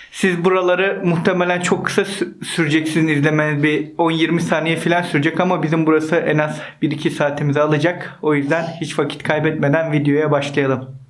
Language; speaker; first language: Turkish; native; Turkish